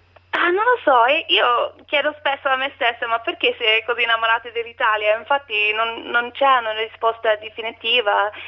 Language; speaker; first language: Italian; non-native, learner; English